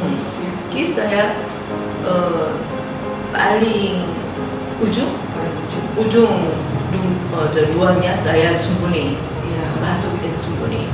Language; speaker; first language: Indonesian; non-native, learner; Korean